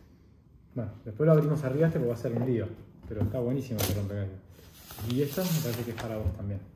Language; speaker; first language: Spanish; native; Spanish